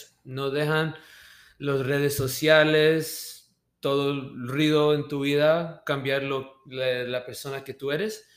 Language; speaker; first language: Spanish; early bilingual, heritage; Spanish